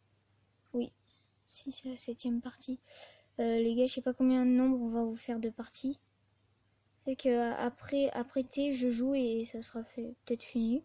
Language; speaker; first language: French; native; French